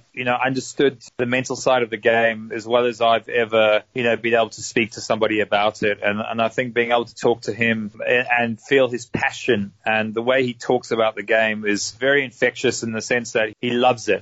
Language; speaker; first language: English; native; English